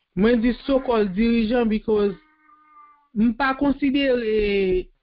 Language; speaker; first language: French; native; French